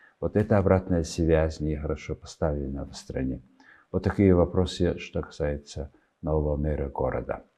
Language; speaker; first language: Russian; non-native, fluent; Mongolian